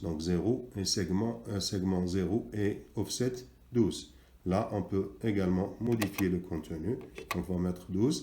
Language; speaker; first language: French; non-native, local second language; Arabic